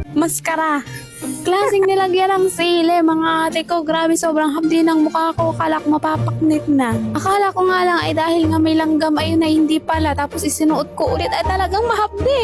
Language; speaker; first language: Filipino; native; Filipino